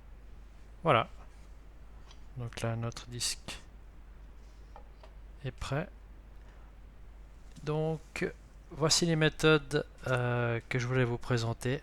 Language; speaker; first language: French; native; French